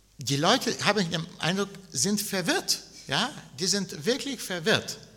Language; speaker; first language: German; non-native, fluent; Bulgarian